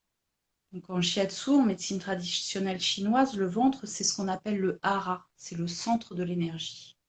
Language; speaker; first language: French; native; French